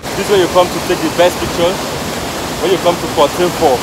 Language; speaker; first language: English; non-native, local second language; Igbo